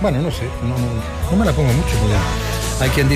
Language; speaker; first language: Spanish; native; Spanish